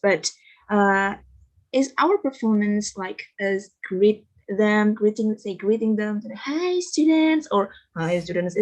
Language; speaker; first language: English; non-native, learner; Indonesian